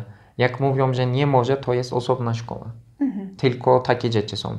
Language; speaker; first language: Polish; non-native, learner; Turkish